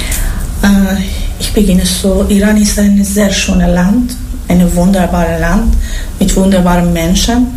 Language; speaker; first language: German; non-native, learner; Persian